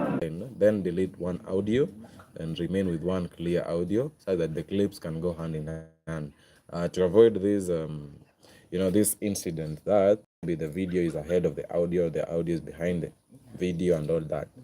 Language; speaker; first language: English; non-native, local second language; Swahili